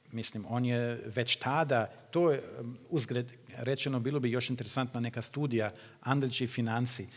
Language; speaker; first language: Croatian; non-native, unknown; German